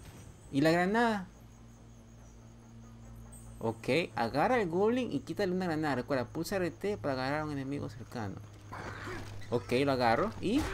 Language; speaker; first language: Spanish; native; Spanish